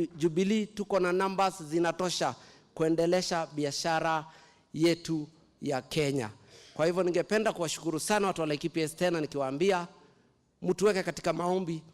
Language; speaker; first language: Swahili; non-native, local second language; Kikuyu